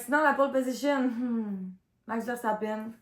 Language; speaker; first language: French; native; French